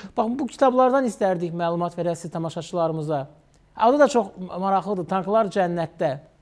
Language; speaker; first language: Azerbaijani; native; Azerbaijani